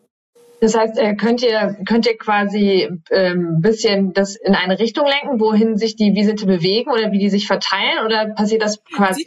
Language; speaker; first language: German; native; German